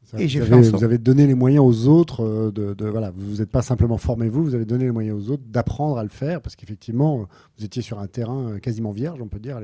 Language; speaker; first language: French; native; French